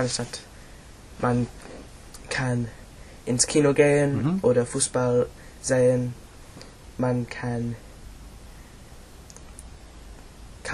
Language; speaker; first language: German; non-native, learner; English